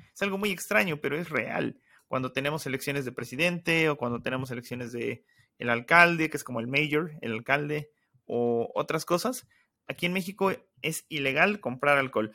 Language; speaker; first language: Spanish; native; Spanish